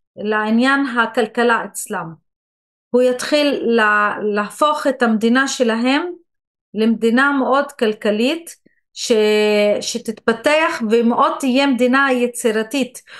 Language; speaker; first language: Hebrew; non-native, local second language; Arabic